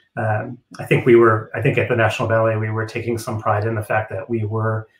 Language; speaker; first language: English; native; English